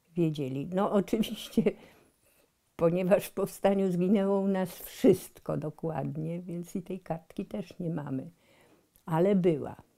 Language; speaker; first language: Polish; native; Polish